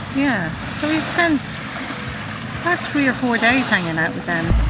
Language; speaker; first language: English; native; English